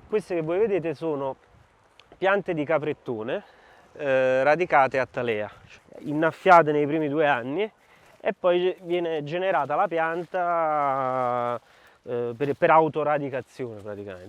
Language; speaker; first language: Italian; native; Italian